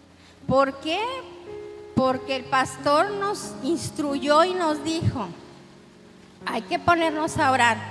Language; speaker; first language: Spanish; native; Spanish